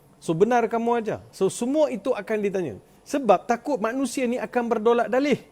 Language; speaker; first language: Malay; non-native, local second language; Tamil